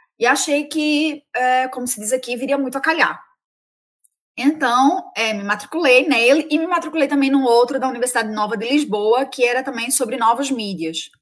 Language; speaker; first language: Portuguese; native; Portuguese